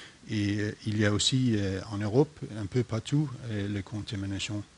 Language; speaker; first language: French; non-native, fluent; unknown